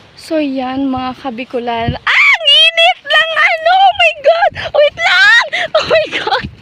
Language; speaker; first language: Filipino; non-native, local second language; Bikol